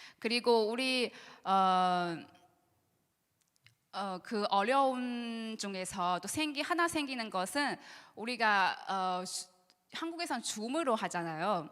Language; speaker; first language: Korean; non-native, learner; Chinese